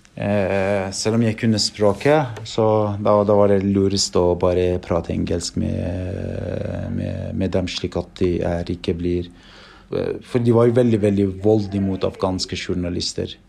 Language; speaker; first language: Norwegian; non-native, fluent; Persian